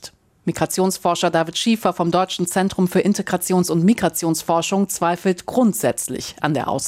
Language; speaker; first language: German; native; German